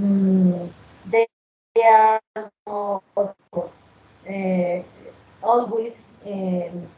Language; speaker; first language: English; non-native, learner; Spanish